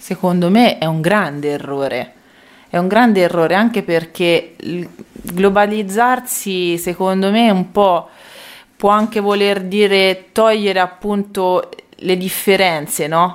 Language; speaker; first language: Italian; native; Italian